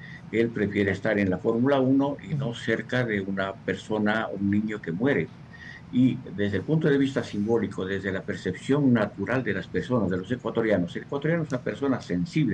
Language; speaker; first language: Spanish; native; Spanish